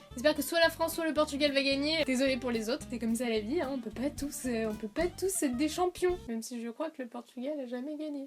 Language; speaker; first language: French; early bilingual, other home language; Portuguese